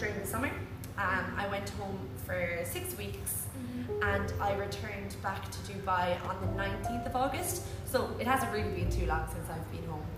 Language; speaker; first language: English; native; English